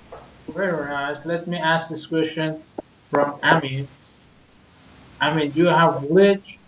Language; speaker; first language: English; non-native, learner; Persian